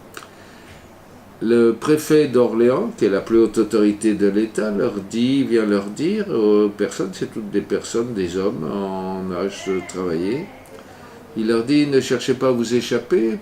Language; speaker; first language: French; native; French